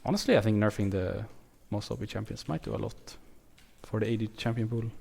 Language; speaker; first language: English; non-native, fluent; Swedish